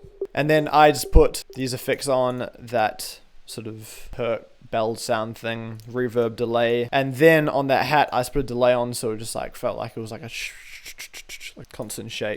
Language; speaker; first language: English; native; English